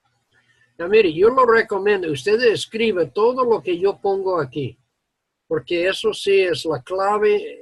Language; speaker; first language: Spanish; non-native, learner; English